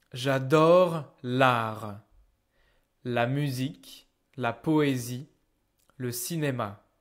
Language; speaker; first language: French; non-native, fluent; English